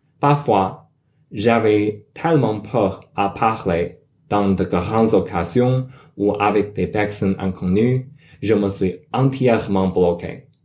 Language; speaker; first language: French; non-native, learner; Chinese